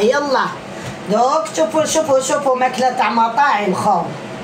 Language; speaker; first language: Arabic; native; Arabic